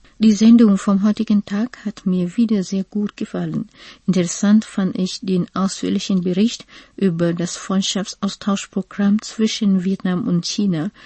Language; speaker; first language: German; non-native, fluent; Vietnamese